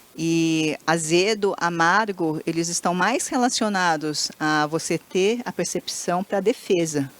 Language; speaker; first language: Portuguese; native; Portuguese